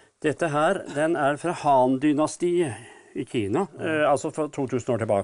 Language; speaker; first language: Norwegian; native; Norwegian